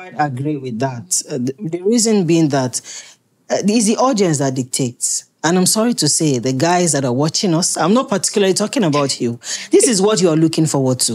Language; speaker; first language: English; native; English